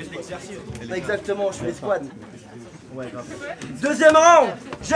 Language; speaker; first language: French; native; French